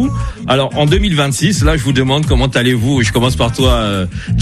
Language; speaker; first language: French; native; French